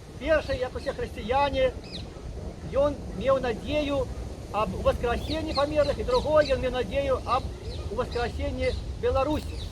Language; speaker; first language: Belarusian; native; Belarusian